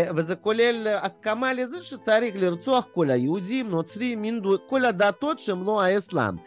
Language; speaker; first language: Hebrew; non-native, fluent; Russian